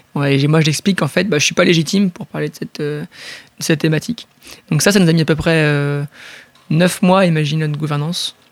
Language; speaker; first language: French; native; French